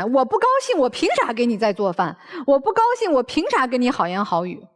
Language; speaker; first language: Chinese; native; Chinese